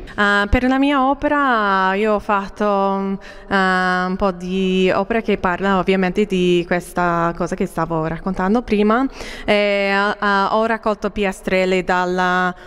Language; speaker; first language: Italian; non-native, fluent; English